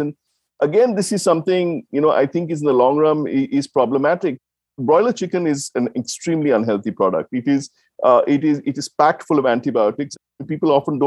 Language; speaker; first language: English; non-native, local second language; Tamil